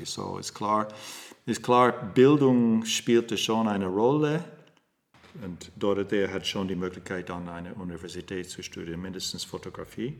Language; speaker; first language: German; non-native, fluent; English